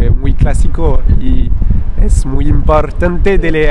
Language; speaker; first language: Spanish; non-native, fluent; French